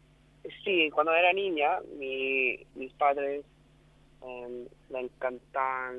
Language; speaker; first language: Spanish; non-native, learner; English